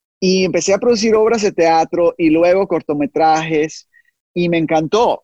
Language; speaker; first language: Spanish; early bilingual, heritage; Spanish